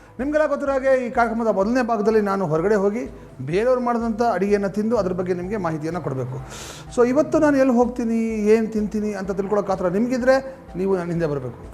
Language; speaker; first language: Kannada; native; Kannada